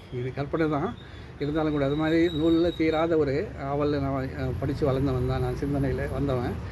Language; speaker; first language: Tamil; non-native, local second language; Urdu